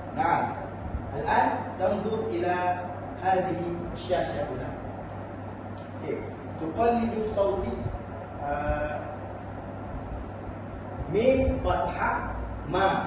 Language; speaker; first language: Arabic; non-native, learner; Malay